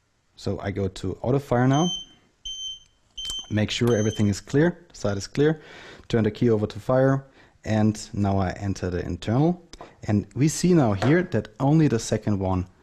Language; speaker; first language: English; non-native, fluent; German